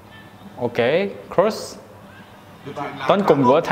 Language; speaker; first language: Vietnamese; non-native, learner; Korean